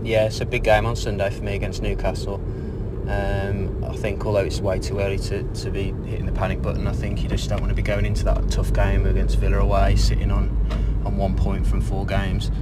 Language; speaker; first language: English; native; English